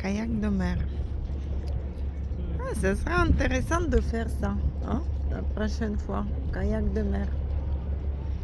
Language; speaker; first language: French; non-native, fluent; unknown